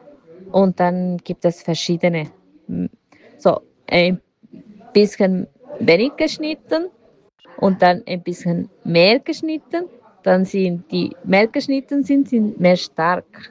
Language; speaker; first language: German; non-native, learner; Spanish